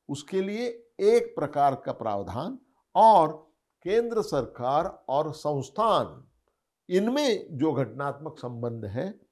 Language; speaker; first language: Hindi; non-native, local second language; Marathi